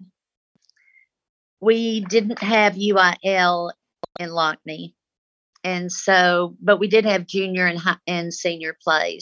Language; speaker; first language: English; early bilingual, other home language; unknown